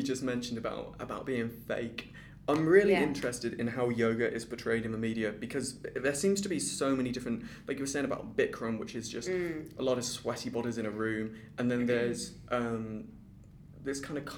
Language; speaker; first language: English; native; English